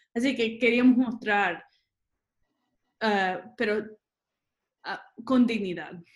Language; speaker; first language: Spanish; early bilingual, other home language; English